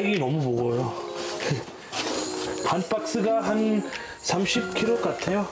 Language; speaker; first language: Korean; non-native, learner; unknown